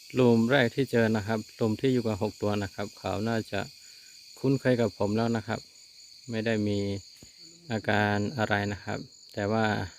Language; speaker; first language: Thai; non-native, local second language; Karen languages